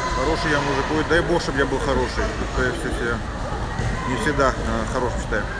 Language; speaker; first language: Russian; native; Russian